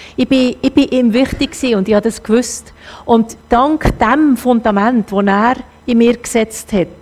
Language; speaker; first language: German; native; German